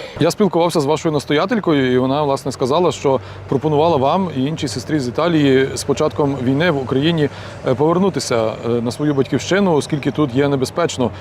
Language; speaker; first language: Ukrainian; native; Ukrainian